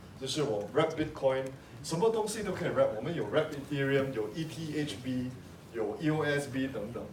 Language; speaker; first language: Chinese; non-native, local second language; English